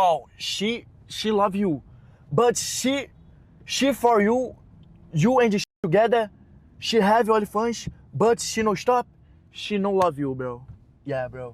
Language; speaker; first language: English; non-native, learner; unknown